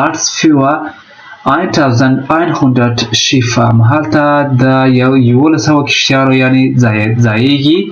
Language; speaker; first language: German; non-native, fluent; Pashto